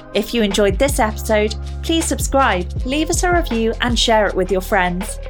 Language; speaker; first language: English; early bilingual, other home language; Spanish